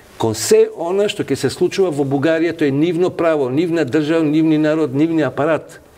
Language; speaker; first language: Macedonian; non-native, local second language; Albanian